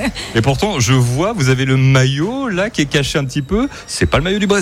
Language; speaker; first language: French; native; French